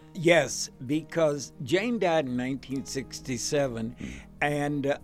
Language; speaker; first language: English; native; English